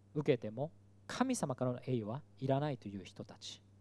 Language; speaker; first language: Japanese; early bilingual, other home language; Korean